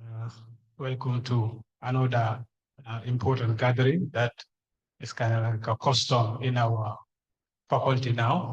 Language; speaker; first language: English; non-native, fluent; Indonesian